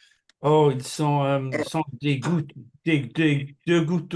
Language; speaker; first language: French; non-native, learner; English